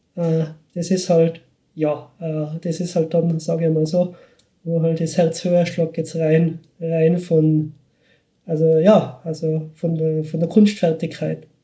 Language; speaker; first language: German; native; German